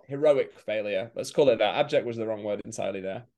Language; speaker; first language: English; native; English